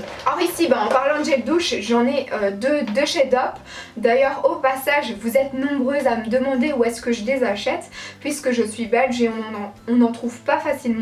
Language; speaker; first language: French; native; French